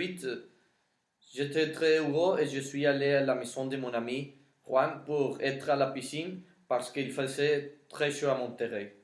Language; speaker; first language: French; non-native, learner; Spanish